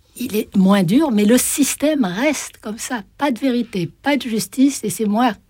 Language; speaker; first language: French; non-native, local second language; Arabic